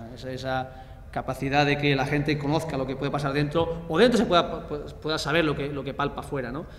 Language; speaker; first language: Spanish; native; Spanish